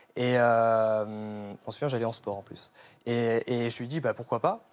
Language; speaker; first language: French; native; French